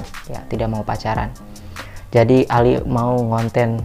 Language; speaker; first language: Indonesian; native; Indonesian